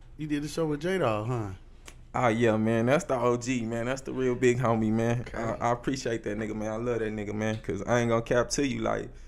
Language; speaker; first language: English; native; English